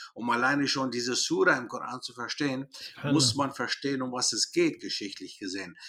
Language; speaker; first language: German; early bilingual, other home language; Greek